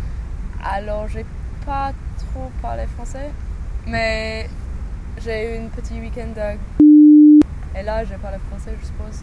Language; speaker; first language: French; non-native, learner; English